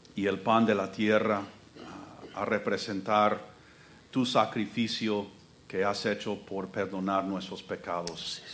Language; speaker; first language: Spanish; non-native, fluent; English